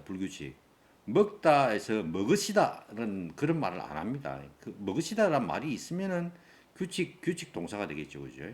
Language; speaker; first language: Korean; native; Korean